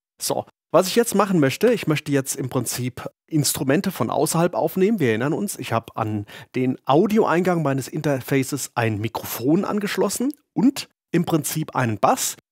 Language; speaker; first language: German; native; German